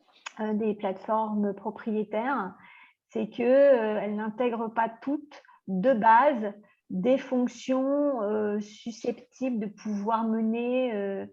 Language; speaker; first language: French; native; French